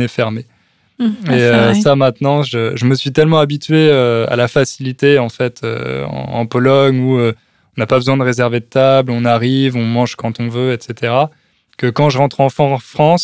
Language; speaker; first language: French; native; French